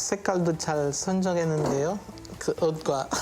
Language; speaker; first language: Korean; non-native, learner; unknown